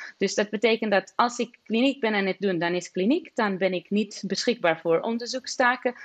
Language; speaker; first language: Dutch; non-native, fluent; Portuguese